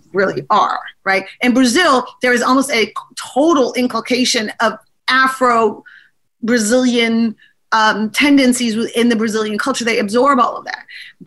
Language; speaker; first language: English; native; English